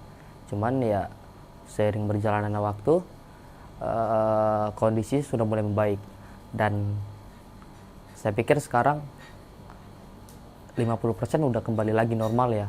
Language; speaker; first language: Indonesian; native; Indonesian